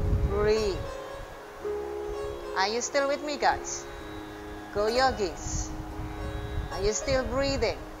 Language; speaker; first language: English; non-native, fluent; Indonesian